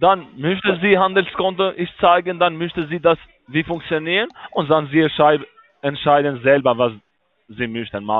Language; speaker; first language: German; non-native, learner; Spanish